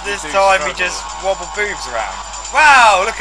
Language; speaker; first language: English; native; English